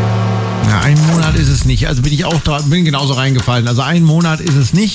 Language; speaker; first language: German; native; German